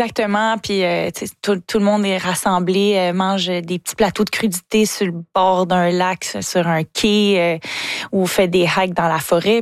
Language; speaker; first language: French; native; French